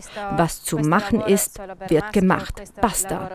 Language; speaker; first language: German; non-native, fluent; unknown